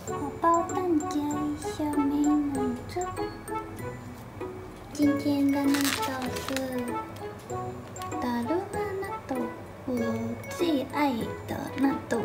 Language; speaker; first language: Chinese; non-native, fluent; Japanese